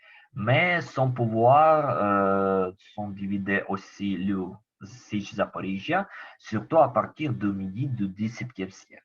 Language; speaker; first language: French; non-native, learner; Ukrainian